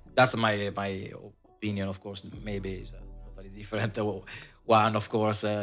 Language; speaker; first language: English; non-native, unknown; Italian